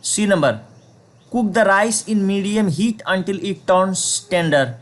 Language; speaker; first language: English; non-native, local second language; Nepali